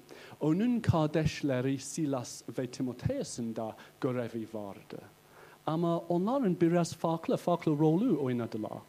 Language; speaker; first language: Turkish; non-native, learner; English